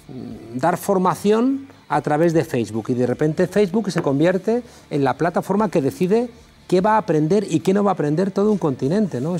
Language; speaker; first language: Spanish; native; Spanish